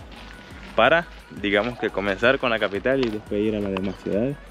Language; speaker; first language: Spanish; native; Spanish